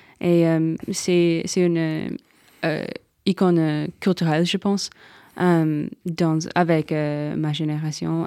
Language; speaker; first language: French; non-native, learner; English